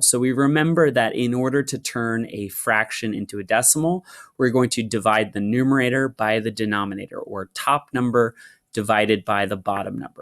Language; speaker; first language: English; native; English